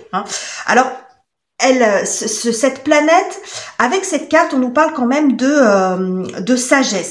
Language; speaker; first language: French; native; French